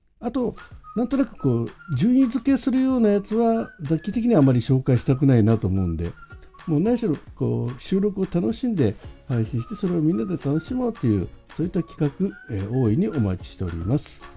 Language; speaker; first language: Japanese; native; Japanese